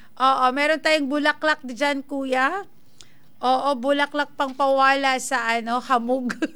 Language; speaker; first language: Filipino; non-native, local second language; Hiligaynon